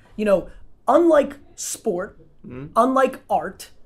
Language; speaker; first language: English; non-native, fluent; Russian